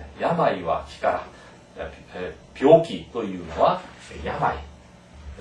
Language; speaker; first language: Japanese; non-native, fluent; Korean